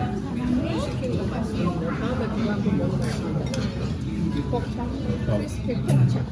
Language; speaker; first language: Korean; early bilingual, other home language; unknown